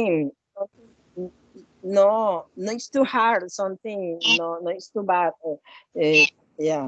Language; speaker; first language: English; non-native, learner; Spanish